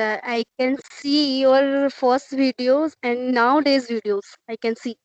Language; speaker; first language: English; non-native, learner; Hindi